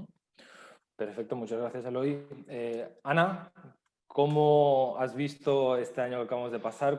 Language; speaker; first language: Spanish; native; Spanish